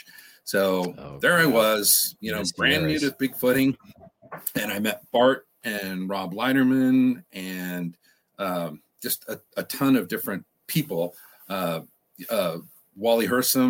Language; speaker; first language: English; native; English